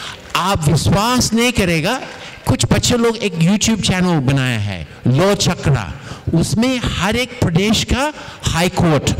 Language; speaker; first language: Hindi; non-native, fluent; Tamil